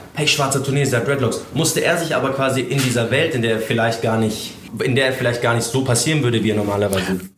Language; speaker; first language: German; native; German